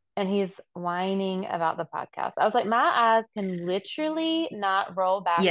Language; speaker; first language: English; native; English